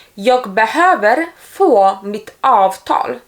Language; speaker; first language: Swedish; non-native, fluent; Polish